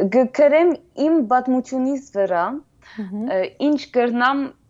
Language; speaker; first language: Armenian; early bilingual, heritage; French